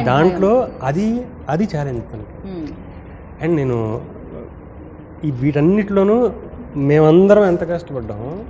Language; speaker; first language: Telugu; native; Telugu